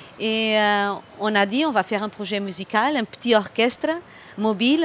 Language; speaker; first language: French; non-native, fluent; Portuguese